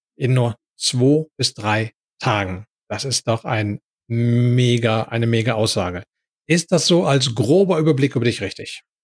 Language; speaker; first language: German; native; German